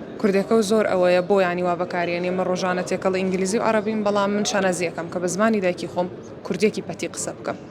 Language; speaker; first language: Central Kurdish; native; Central Kurdish